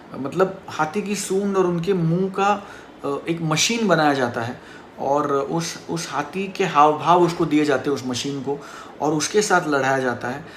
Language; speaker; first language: Hindi; non-native, local second language; Marathi